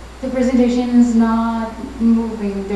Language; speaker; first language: English; non-native, learner; Portuguese